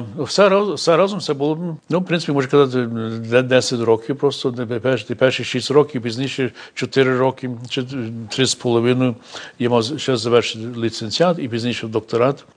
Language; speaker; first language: Ukrainian; early bilingual, heritage; Ukrainian